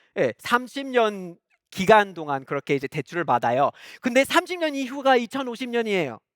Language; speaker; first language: Korean; non-native, fluent; English